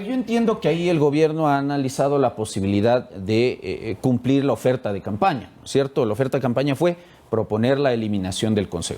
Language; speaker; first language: Spanish; native; Spanish